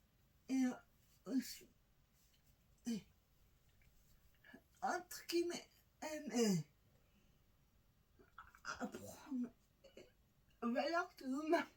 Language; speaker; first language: French; non-native, learner; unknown